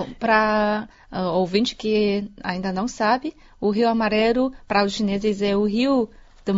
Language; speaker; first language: Portuguese; non-native, fluent; Chinese